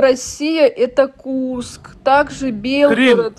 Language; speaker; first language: Russian; native; Russian